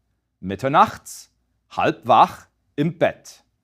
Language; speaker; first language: German; non-native, fluent; English